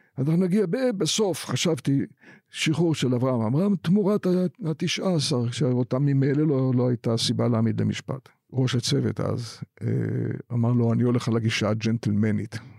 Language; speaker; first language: Hebrew; native; Hebrew